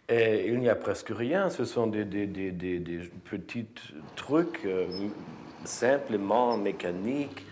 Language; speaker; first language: French; non-native, fluent; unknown